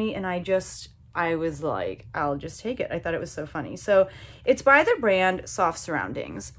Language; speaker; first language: English; native; English